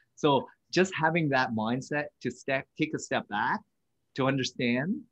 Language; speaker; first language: English; early bilingual, other home language; Vietnamese